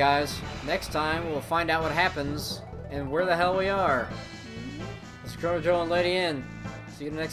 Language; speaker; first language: English; native; English